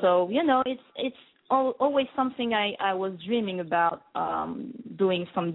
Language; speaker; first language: English; non-native, fluent; French